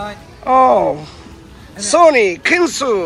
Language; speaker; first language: English; non-native, learner; Russian